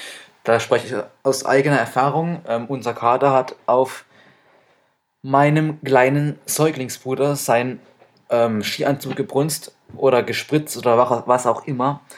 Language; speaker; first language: German; native; German